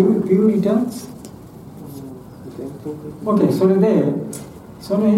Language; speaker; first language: Japanese; non-native, learner; Bangla